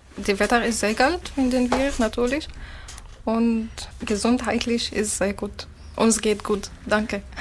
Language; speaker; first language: German; non-native, learner; Arabic